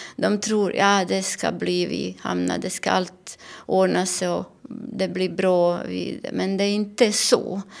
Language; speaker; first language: Swedish; non-native, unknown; Bosnian